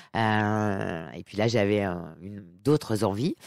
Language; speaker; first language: French; native; French